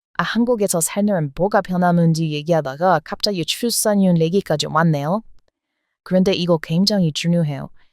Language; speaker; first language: Korean; non-native, fluent; English